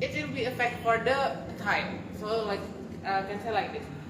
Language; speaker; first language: English; non-native, learner; Indonesian